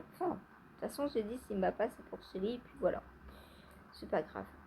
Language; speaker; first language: French; native; French